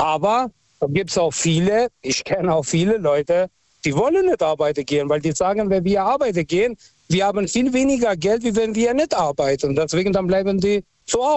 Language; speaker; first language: German; non-native, fluent; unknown